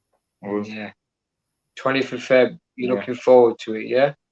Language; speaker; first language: English; native; English